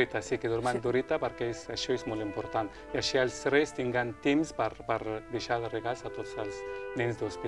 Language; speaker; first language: Catalan; non-native, local second language; Spanish